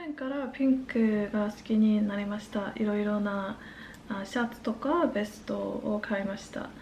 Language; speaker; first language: Japanese; non-native, fluent; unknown